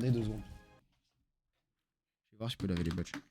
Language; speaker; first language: French; native; French